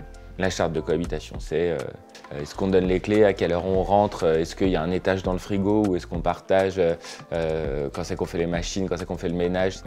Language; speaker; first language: French; native; French